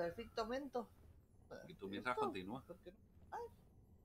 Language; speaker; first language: Spanish; native; Spanish